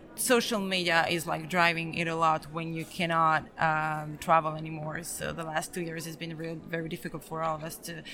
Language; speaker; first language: English; early bilingual, other home language; Serbian